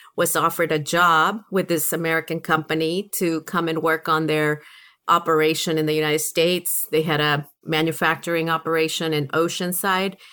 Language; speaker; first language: English; early bilingual, other home language; Spanish